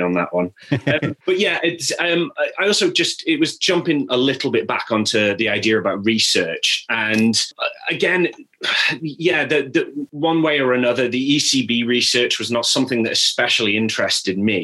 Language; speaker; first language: English; native; English